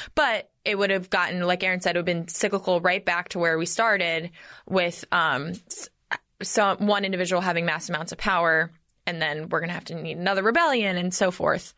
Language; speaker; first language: English; native; English